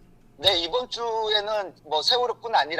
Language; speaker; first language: Korean; native; Korean